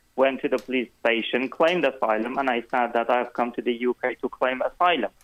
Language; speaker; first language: English; non-native, fluent; Kurdish